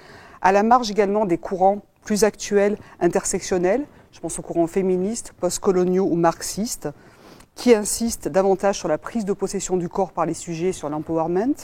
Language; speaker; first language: French; native; French